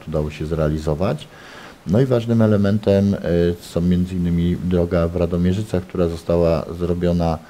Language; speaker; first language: Polish; native; Polish